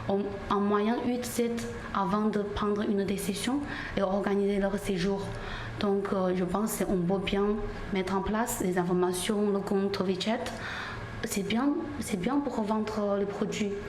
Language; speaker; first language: French; non-native, learner; Chinese